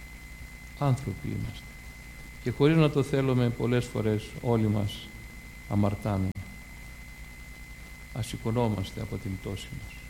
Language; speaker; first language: Greek; native; Greek